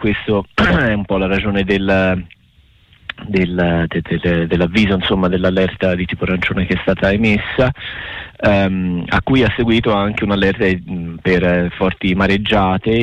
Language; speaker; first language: Italian; native; Italian